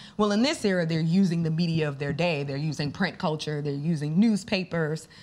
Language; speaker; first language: English; native; English